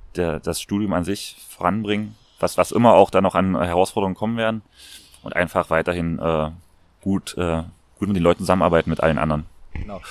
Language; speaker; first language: German; native; German